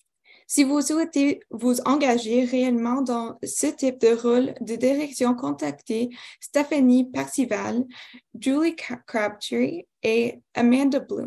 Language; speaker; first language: French; non-native, local second language; English